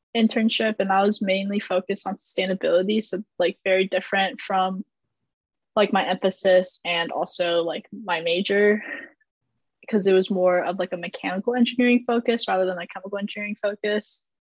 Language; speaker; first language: English; native; English